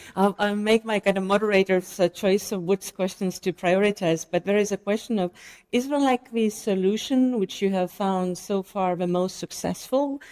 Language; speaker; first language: English; non-native, fluent; Estonian